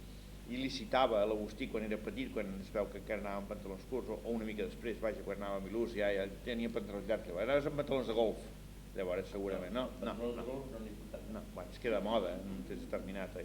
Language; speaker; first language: Catalan; native; Catalan